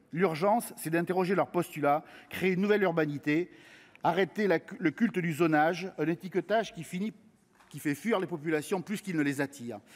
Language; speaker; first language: French; native; French